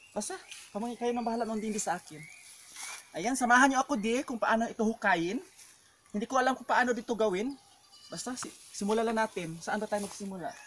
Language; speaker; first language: Filipino; non-native, local second language; Cebuano